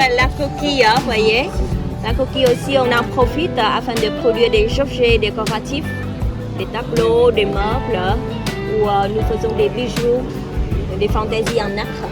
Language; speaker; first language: French; non-native, fluent; Vietnamese